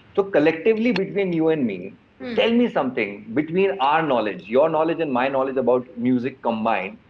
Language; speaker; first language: English; non-native, local second language; Hindi